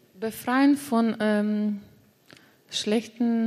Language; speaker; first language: German; non-native, learner; Ukrainian